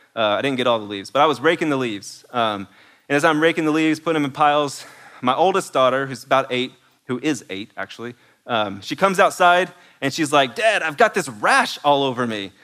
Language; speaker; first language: English; native; English